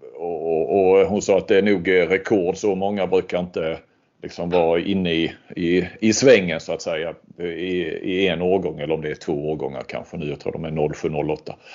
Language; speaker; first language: Swedish; native; Swedish